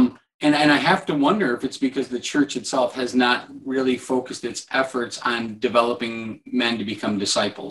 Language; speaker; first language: English; native; English